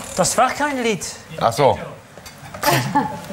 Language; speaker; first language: German; non-native, fluent; Dutch